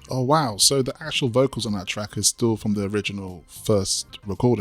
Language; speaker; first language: English; native; English